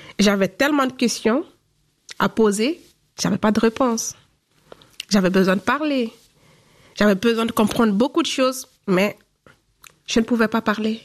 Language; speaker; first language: French; non-native, local second language; Fula